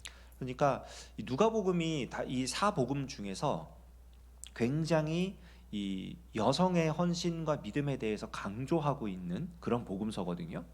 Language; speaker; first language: Korean; native; Korean